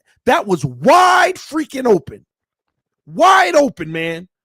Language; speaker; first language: English; native; English